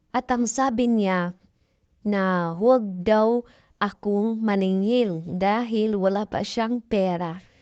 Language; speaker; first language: Filipino; non-native, local second language; Cebuano